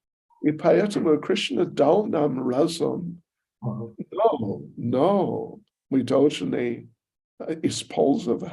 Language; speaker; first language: Russian; non-native, learner; English